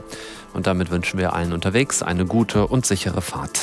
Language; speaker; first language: German; native; German